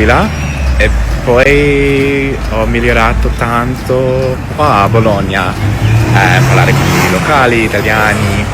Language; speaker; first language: Italian; non-native, fluent; English